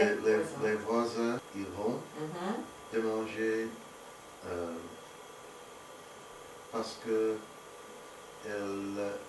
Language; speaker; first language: French; non-native, learner; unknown